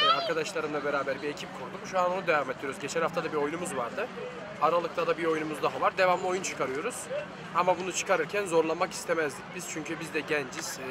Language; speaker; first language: Turkish; native; Turkish